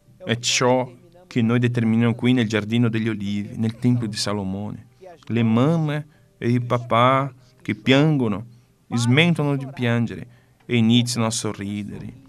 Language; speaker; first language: Italian; non-native, fluent; Portuguese